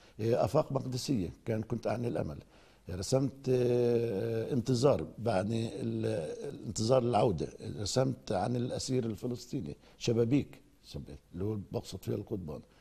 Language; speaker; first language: Arabic; native; Arabic